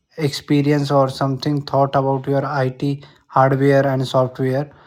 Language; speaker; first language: English; non-native, local second language; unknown